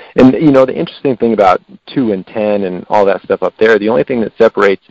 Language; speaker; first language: English; native; English